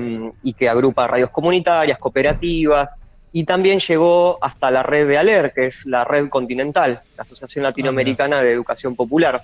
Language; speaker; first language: Spanish; native; Spanish